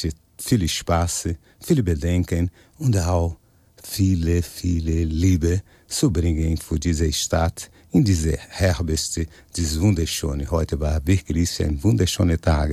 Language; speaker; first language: German; non-native, fluent; Portuguese